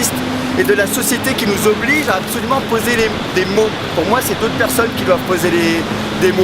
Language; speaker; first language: French; native; French